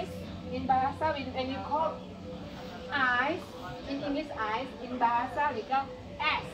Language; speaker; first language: English; non-native, local second language; Indonesian